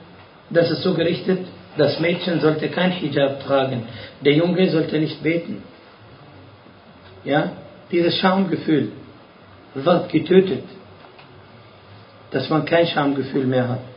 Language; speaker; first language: German; non-native, fluent; Arabic